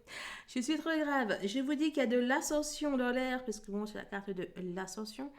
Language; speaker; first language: French; native; French